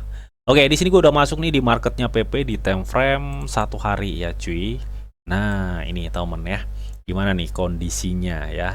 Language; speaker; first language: Indonesian; native; Indonesian